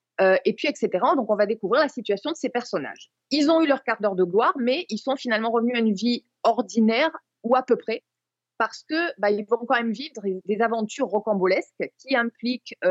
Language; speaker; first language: French; native; French